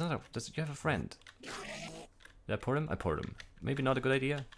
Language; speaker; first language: English; native; English